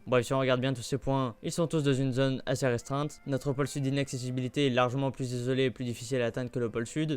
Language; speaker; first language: French; native; French